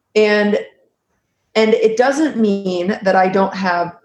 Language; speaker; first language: English; native; English